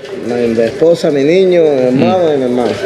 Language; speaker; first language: Spanish; native; Spanish